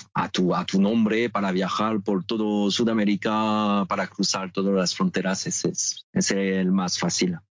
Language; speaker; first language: Spanish; non-native, fluent; French